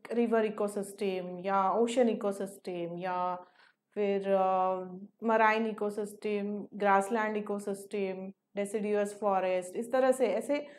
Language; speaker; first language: Hindi; non-native, local second language; Marathi